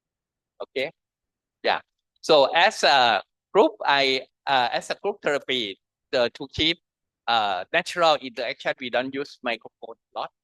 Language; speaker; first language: English; non-native, learner; Thai